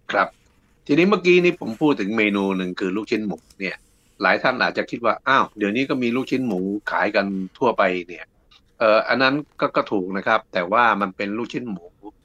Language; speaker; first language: Thai; native; Thai